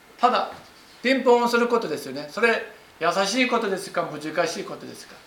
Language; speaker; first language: Japanese; non-native, fluent; Korean